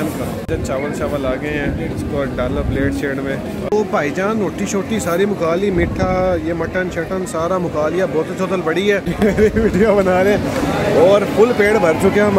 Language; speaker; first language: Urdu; non-native, local second language; Punjabi